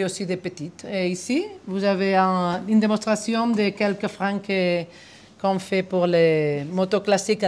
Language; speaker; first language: French; non-native, fluent; Spanish